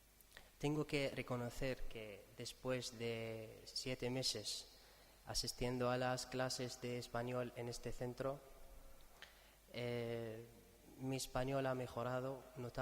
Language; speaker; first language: Spanish; non-native, fluent; Arabic